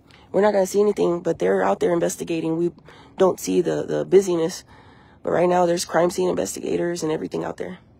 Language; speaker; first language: English; early bilingual, other home language; Spanish